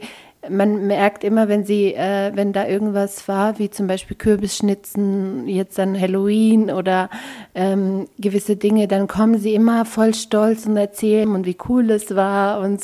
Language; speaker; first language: German; early bilingual, other home language; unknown